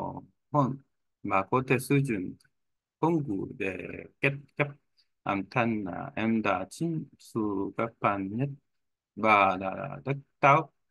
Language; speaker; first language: Vietnamese; non-native, learner; Korean